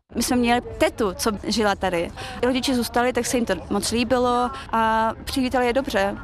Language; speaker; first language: Czech; early bilingual, other home language; Chechen